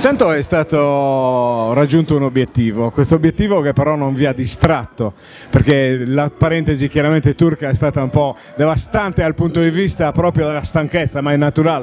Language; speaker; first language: Italian; native; Italian